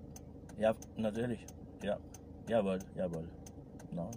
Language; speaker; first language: German; native; German